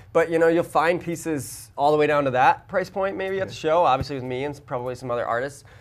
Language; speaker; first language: English; native; English